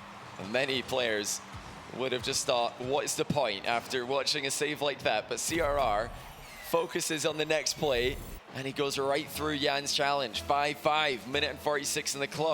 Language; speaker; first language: English; native; English